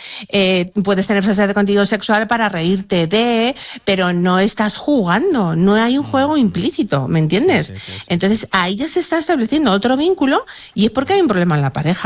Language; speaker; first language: Spanish; native; Spanish